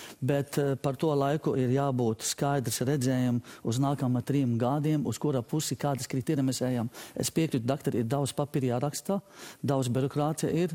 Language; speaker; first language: Latvian; non-native, fluent; Arabic